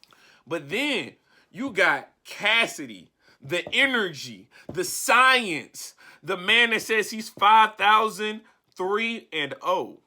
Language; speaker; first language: English; native; English